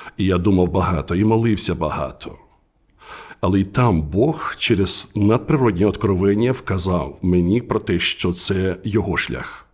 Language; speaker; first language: Ukrainian; native; Ukrainian